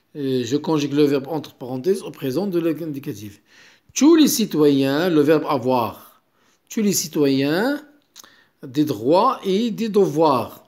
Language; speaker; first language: French; non-native, local second language; Arabic